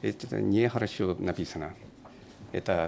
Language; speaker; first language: Russian; non-native, learner; Japanese